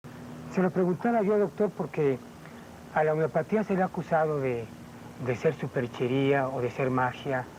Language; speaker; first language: Spanish; native; Spanish